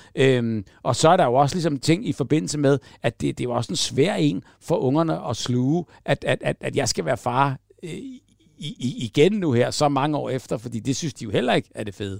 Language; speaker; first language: Danish; native; Danish